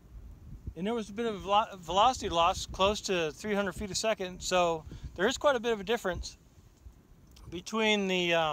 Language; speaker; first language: English; native; English